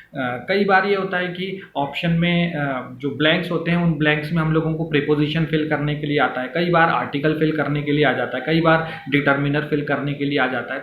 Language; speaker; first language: Hindi; native; Hindi